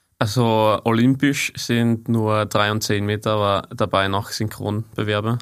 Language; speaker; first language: German; non-native, fluent; English